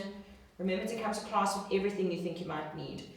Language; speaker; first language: English; native; English